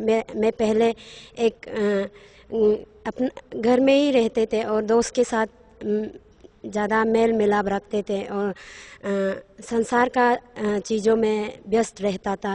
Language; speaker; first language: Hindi; non-native, local second language; Nyishi